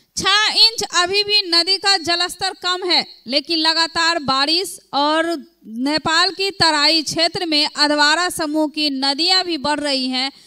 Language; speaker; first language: Hindi; native; Hindi